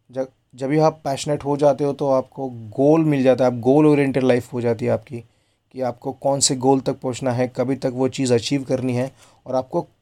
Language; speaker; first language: Hindi; non-native, local second language; Marathi